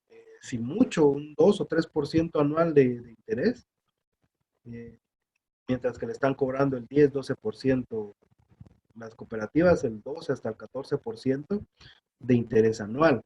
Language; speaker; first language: Spanish; native; Spanish